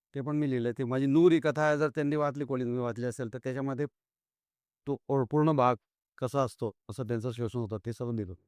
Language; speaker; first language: Marathi; native; Marathi